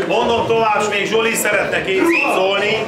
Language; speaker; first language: Hungarian; native; Hungarian